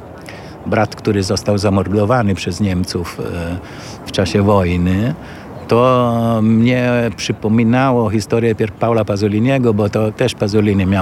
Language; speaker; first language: Polish; non-native, fluent; Italian